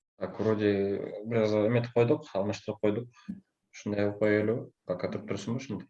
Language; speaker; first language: Kyrgyz; non-native, local second language; Russian